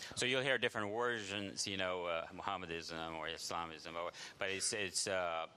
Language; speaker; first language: English; early bilingual, other home language; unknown